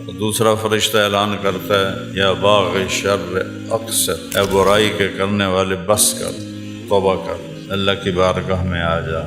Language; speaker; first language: Urdu; non-native, local second language; Punjabi